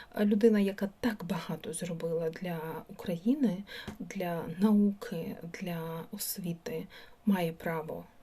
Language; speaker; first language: Ukrainian; non-native, local second language; Russian